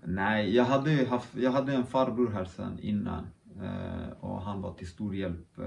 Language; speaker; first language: Swedish; early bilingual, other home language; Kurdish